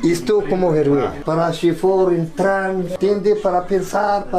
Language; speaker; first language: Spanish; non-native, learner; Arabic